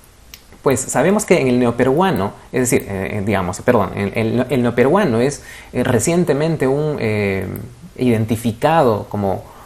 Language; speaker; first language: Spanish; native; Spanish